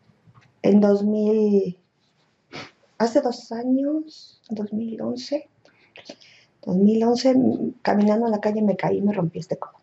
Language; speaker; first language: Spanish; native; Spanish